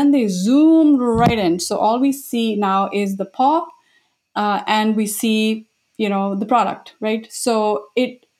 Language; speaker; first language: English; non-native, local second language; Hindi